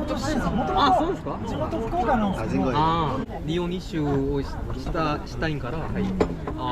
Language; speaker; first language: Japanese; non-native, learner; Korean